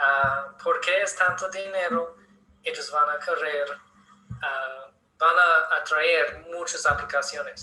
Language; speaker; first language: Spanish; non-native, learner; English